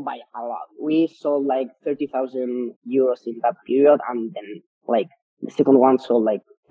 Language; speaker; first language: English; non-native, fluent; Spanish